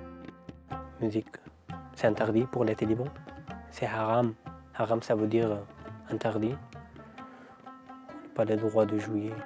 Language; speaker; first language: French; non-native, learner; Persian